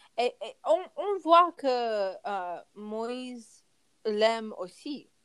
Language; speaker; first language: French; non-native, learner; English